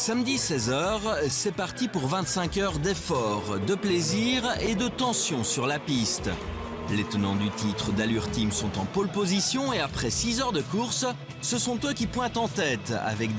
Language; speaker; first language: French; native; French